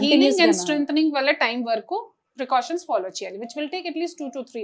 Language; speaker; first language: Telugu; non-native, learner; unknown